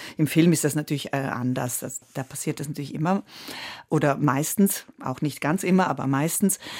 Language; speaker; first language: German; early bilingual, other home language; Italian